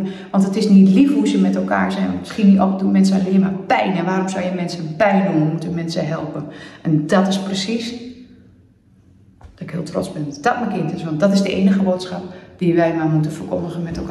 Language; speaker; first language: Dutch; native; Dutch